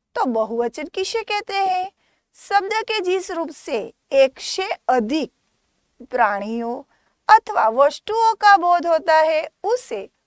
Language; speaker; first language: Hindi; non-native, local second language; Gujarati